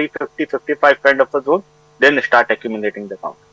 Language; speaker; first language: English; non-native, local second language; Hindi